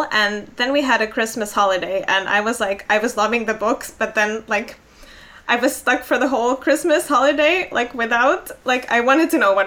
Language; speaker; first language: English; non-native, fluent; Finnish